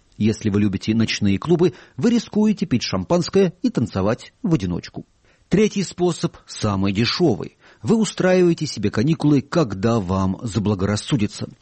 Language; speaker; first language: Russian; native; Russian